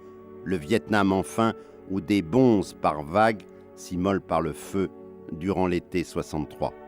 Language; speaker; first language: French; native; French